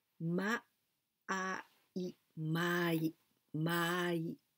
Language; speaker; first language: Spanish; non-native, fluent; Japanese